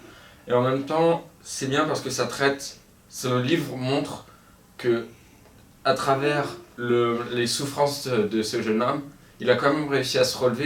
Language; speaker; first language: French; native; French